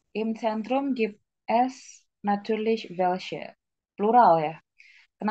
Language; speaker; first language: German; non-native, fluent; Indonesian